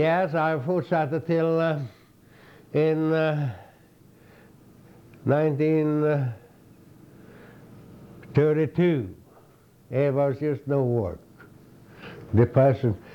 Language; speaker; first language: English; non-native, fluent; Swedish